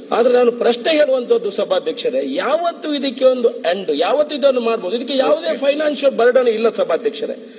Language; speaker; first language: Kannada; non-native, local second language; Tulu